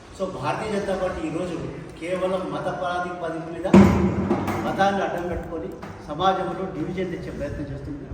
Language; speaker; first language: Telugu; non-native, local second language; Lambadi